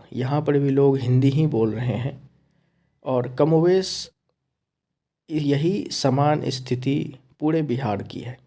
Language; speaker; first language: Hindi; native; Hindi